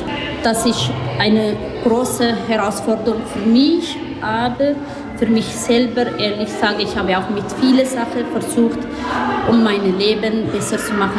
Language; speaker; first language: German; non-native, learner; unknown